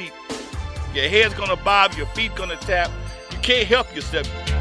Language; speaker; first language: English; native; English